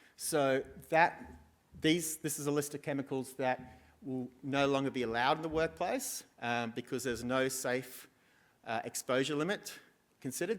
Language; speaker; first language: English; native; English